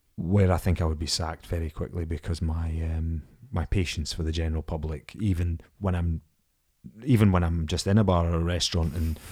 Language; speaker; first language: English; native; English